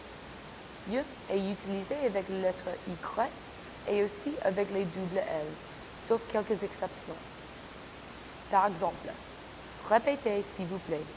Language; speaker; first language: French; non-native, learner; English